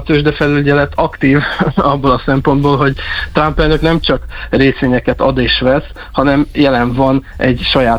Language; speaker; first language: Hungarian; native; Hungarian